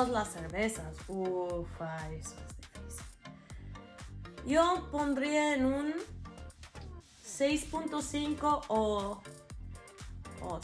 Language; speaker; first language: Spanish; non-native, fluent; English